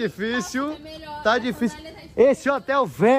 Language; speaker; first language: Portuguese; native; Portuguese